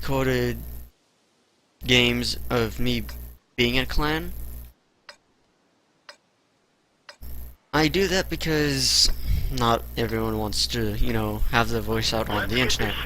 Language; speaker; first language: English; native; English